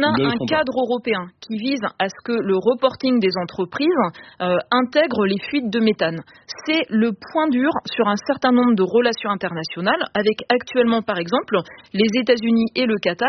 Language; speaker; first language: French; native; French